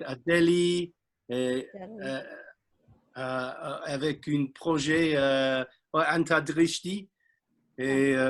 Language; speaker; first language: French; non-native, learner; English